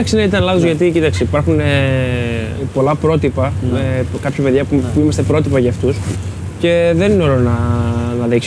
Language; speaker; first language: Greek; native; Greek